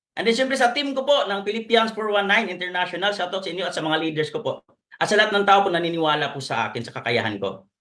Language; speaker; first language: Filipino; non-native, local second language; Cebuano